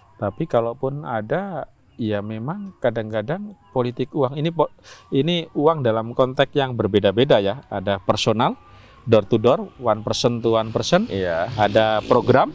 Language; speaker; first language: Indonesian; non-native, local second language; Javanese